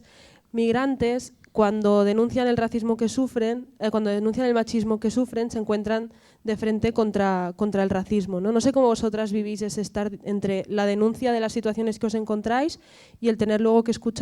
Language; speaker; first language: Spanish; native; Spanish